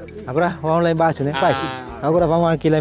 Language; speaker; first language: Portuguese; non-native, learner; Vietnamese